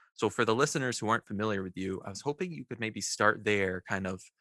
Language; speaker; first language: English; native; English